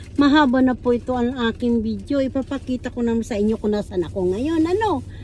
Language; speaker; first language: Filipino; native; Filipino